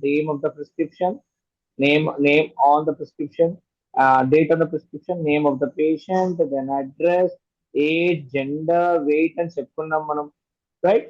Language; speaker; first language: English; non-native, local second language; Telugu